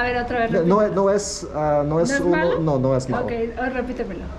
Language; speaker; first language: Spanish; native; Spanish